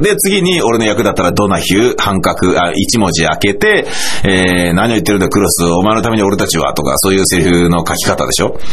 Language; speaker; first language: Japanese; native; Japanese